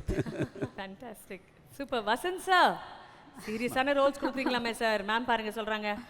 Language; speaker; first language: Tamil; native; Tamil